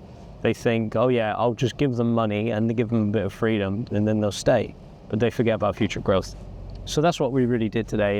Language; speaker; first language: English; native; English